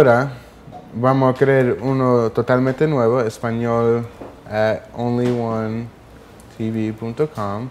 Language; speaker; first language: Spanish; early bilingual, heritage; English